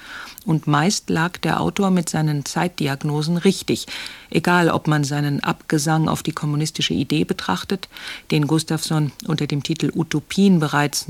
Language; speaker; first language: German; native; German